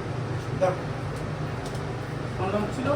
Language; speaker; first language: Bangla; native; Bangla